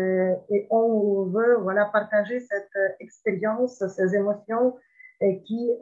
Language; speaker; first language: French; non-native, fluent; Ukrainian